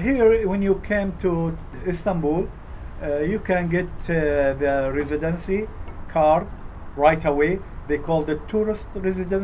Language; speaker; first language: English; non-native, fluent; Arabic